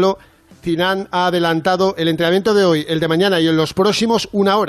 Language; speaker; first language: Spanish; native; Spanish